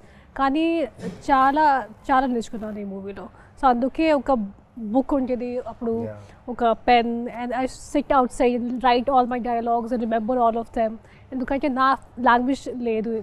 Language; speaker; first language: Telugu; non-native, local second language; Hindi